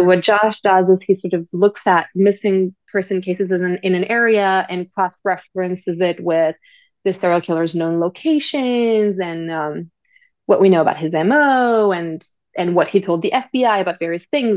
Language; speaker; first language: English; non-native, fluent; French